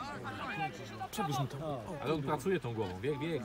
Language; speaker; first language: Polish; native; Polish